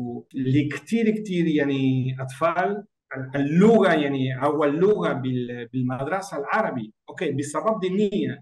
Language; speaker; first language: Arabic; non-native, learner; Spanish